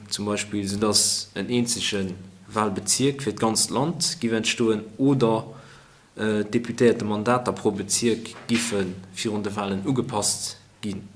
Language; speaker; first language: Luxembourgish; native; Luxembourgish